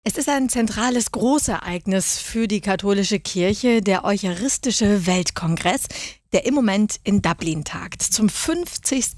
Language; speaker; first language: German; native; German